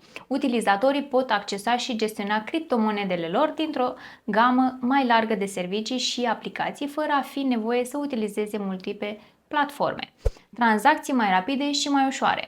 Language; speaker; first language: Romanian; native; Romanian